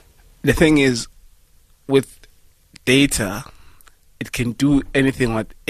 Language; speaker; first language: English; non-native, local second language; Northern Sotho